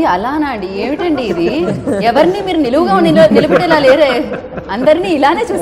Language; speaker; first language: Telugu; native; Telugu